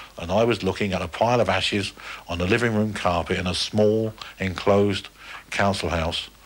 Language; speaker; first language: English; native; English